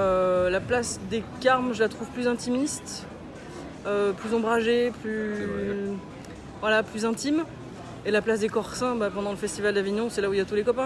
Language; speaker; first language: French; native; French